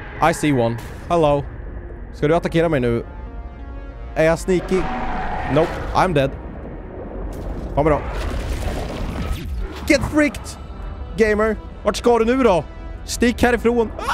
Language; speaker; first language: Swedish; native; Swedish